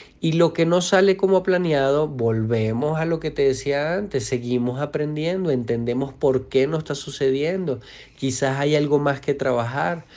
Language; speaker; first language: Spanish; native; Spanish